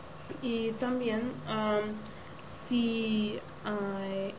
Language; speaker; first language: Spanish; non-native, learner; English